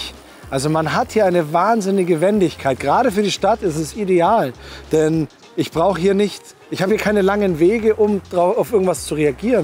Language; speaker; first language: German; native; German